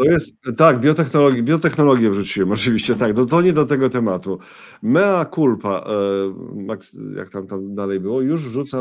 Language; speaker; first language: Polish; native; Polish